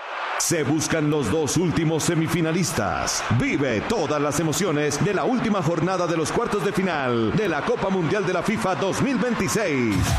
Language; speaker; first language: Spanish; native; Spanish